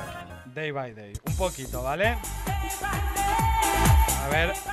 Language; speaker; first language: Spanish; native; Spanish